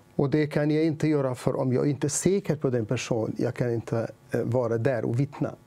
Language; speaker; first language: Swedish; non-native, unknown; Arabic